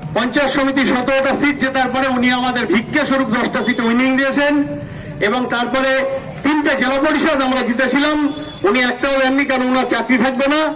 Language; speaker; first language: Bangla; native; Bangla